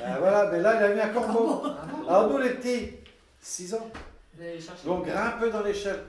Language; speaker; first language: French; native; French